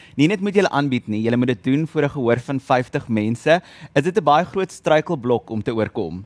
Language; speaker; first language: Afrikaans; native; Afrikaans